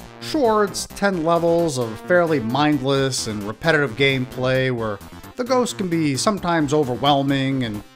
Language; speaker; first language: English; native; English